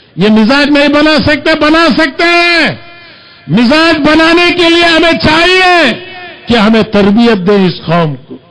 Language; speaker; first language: Urdu; native; Urdu